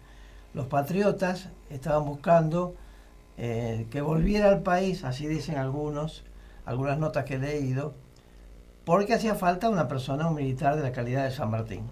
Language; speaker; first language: Spanish; native; Spanish